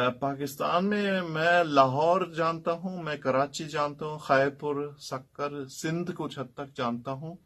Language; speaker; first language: Urdu; non-native, fluent; German